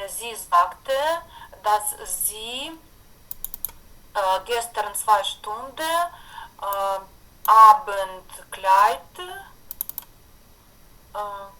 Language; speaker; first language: German; non-native, learner; Ukrainian